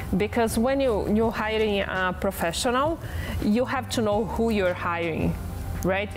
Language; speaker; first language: English; non-native, fluent; Portuguese